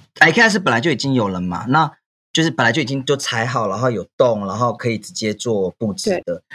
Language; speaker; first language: Chinese; native; Chinese